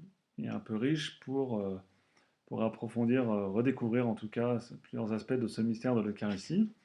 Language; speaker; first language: French; native; French